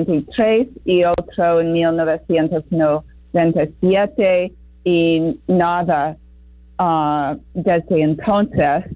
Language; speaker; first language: Spanish; non-native, fluent; English